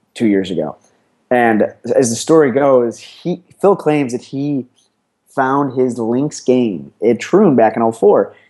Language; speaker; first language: English; native; English